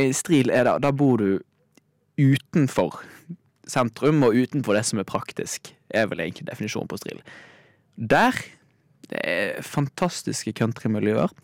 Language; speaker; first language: Norwegian; native; Norwegian